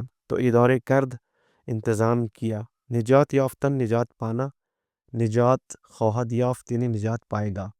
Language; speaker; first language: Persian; non-native, fluent; Urdu